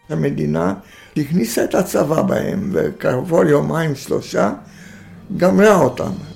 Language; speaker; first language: Hebrew; non-native, fluent; Romanian